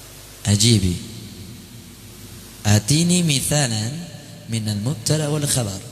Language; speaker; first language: Arabic; non-native, fluent; Indonesian